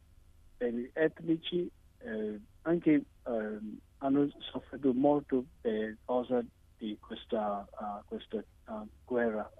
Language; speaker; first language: Italian; non-native, learner; Burmese